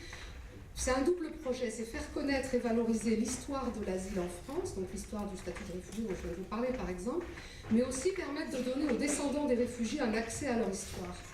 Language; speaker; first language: French; native; French